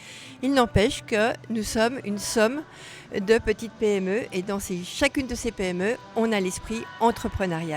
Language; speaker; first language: French; native; French